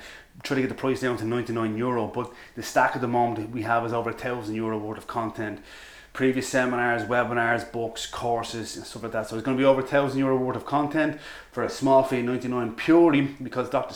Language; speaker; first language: English; native; English